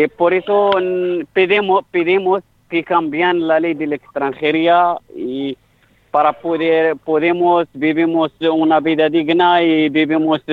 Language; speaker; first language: Spanish; non-native, fluent; Arabic